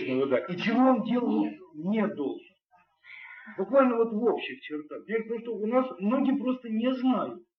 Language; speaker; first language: Russian; native; Russian